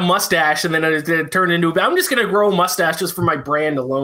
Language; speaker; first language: English; native; English